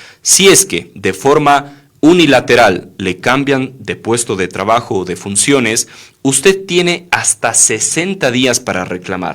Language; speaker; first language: Spanish; native; Spanish